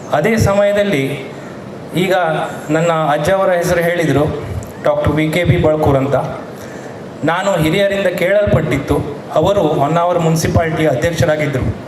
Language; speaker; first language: Kannada; non-native, local second language; Konkani